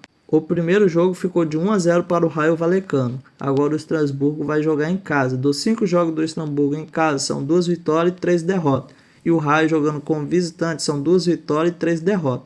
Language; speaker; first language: Portuguese; native; Portuguese